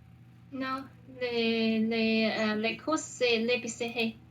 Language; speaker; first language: French; non-native, learner; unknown